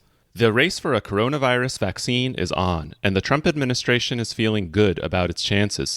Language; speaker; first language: English; native; English